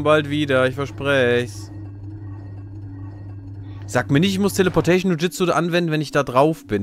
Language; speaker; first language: German; native; German